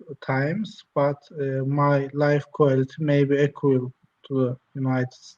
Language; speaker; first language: English; non-native, learner; Turkish